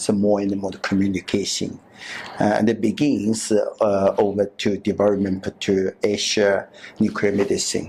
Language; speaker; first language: English; non-native, learner; Chinese